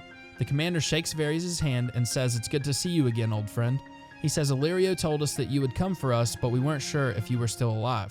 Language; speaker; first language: English; native; English